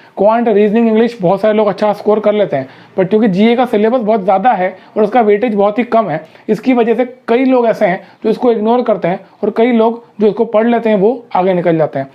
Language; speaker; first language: Hindi; native; Hindi